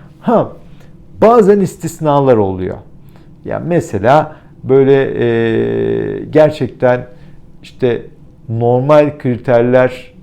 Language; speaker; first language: Turkish; native; Turkish